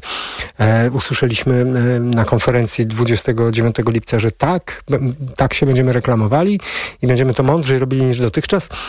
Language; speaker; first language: Polish; native; Polish